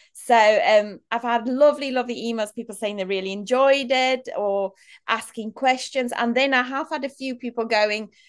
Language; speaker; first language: English; non-native, local second language; Afrikaans